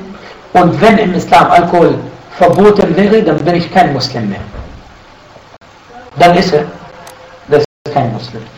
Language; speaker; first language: German; non-native, fluent; Arabic